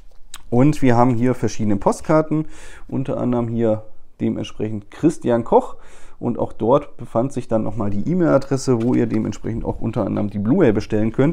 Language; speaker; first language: German; native; German